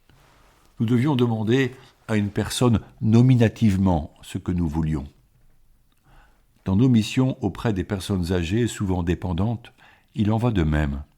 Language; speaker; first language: French; native; French